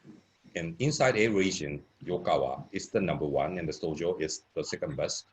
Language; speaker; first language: English; non-native, fluent; Japanese